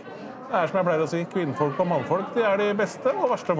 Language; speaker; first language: Norwegian; native; Norwegian